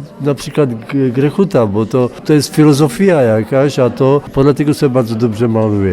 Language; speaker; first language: Polish; non-native, learner; Czech